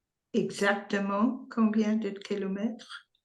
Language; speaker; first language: French; non-native, learner; English